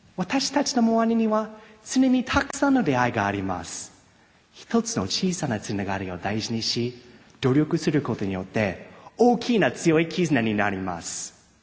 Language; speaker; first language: Japanese; non-native, fluent; English